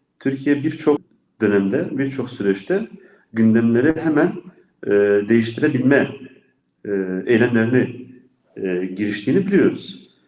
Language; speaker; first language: Turkish; non-native, local second language; Kurdish